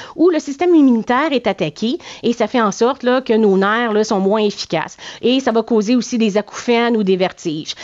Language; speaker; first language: French; native; French